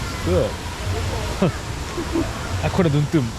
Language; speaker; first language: Korean; native; Korean